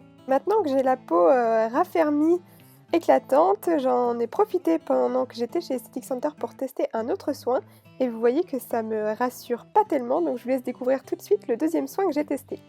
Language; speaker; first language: French; native; French